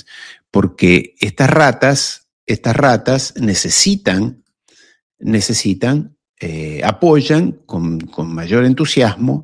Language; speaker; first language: Spanish; native; Spanish